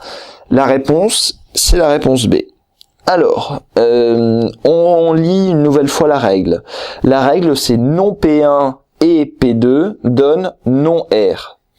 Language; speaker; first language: French; native; French